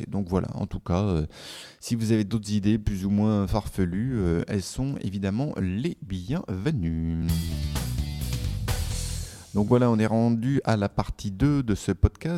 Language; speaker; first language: French; native; French